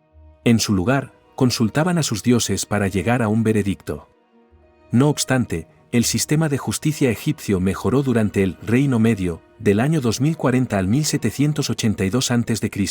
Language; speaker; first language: Spanish; native; Spanish